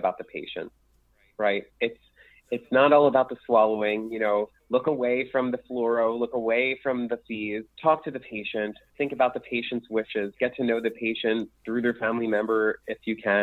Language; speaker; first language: English; native; English